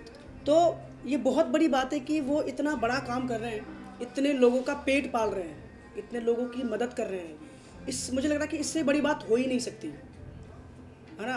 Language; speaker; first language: Hindi; native; Hindi